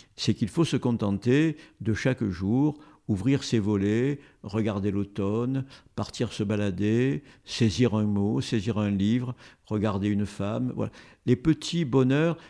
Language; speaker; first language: French; native; French